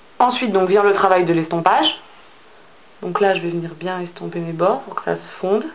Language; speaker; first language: French; native; French